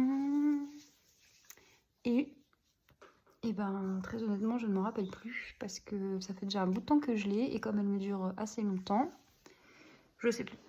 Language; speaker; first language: French; native; French